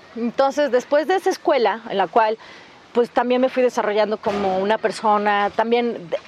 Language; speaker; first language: Spanish; native; Spanish